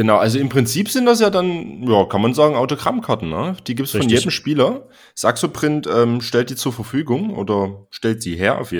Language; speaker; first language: German; native; German